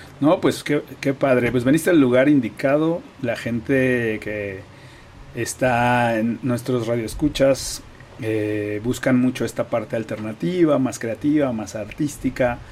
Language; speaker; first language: Spanish; native; Spanish